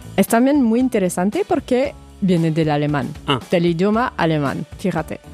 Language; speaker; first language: Spanish; non-native, fluent; French